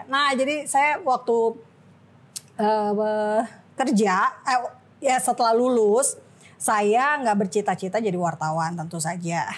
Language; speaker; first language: Indonesian; native; Indonesian